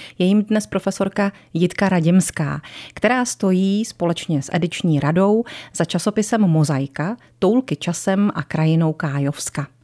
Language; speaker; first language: Czech; native; Czech